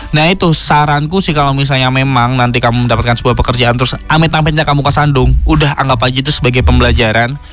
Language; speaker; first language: Indonesian; native; Indonesian